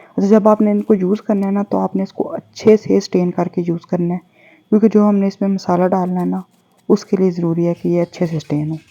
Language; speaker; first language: Urdu; non-native, local second language; Punjabi